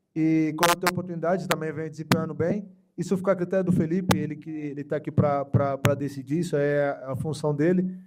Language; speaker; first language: Portuguese; native; Portuguese